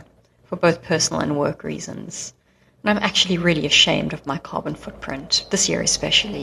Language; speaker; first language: English; native; English